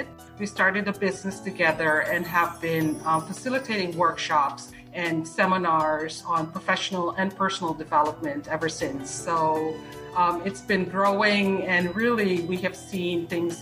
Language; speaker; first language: English; non-native, fluent; Dutch